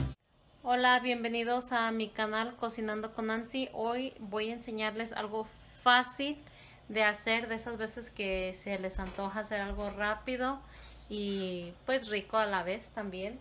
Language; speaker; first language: Spanish; native; Spanish